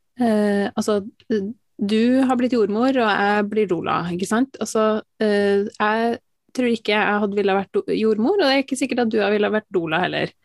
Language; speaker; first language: Norwegian; native; Norwegian